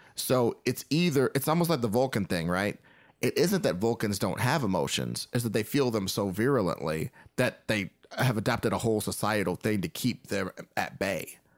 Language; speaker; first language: English; native; English